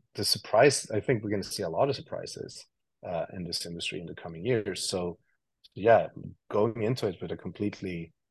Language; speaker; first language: English; non-native, fluent; Swedish